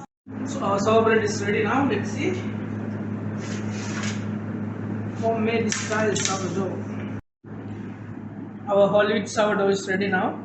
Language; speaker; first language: English; non-native, local second language; Sinhala